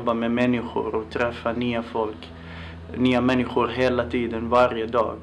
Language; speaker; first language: Swedish; non-native, fluent; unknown